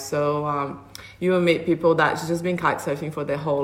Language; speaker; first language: English; non-native, fluent; Portuguese